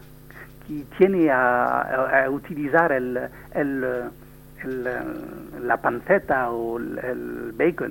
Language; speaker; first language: Spanish; non-native, learner; French